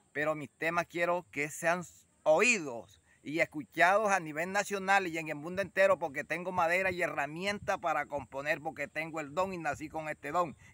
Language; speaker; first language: Spanish; native; Spanish